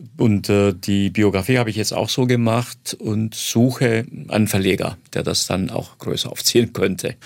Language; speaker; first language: German; non-native, fluent; Croatian